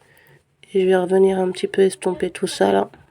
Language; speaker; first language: French; native; French